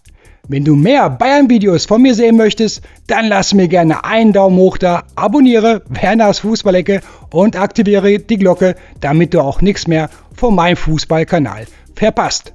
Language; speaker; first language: German; native; German